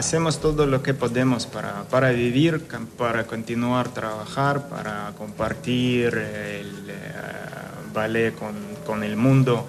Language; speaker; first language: Spanish; non-native, fluent; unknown